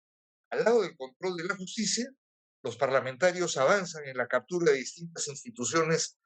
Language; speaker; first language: Spanish; native; Spanish